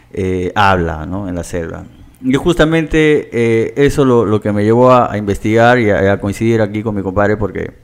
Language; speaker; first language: Spanish; native; Spanish